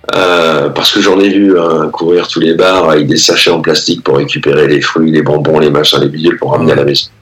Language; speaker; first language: French; native; French